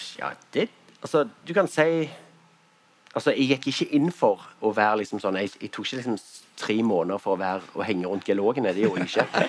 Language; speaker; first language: Norwegian; native; Norwegian